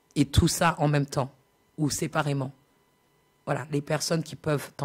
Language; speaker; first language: French; native; French